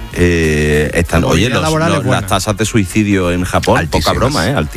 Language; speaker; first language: Spanish; native; Spanish